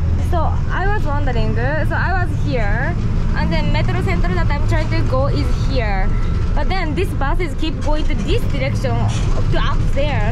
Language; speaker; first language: English; non-native, fluent; Japanese